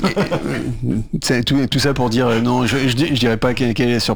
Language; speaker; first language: French; native; French